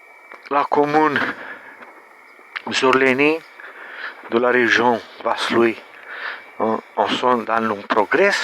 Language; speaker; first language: French; non-native, learner; Romanian